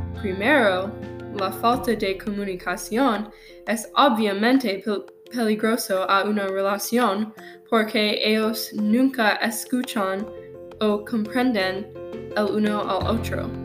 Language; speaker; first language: Spanish; non-native, learner; English